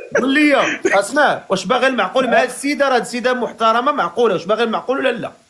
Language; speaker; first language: Arabic; native; Arabic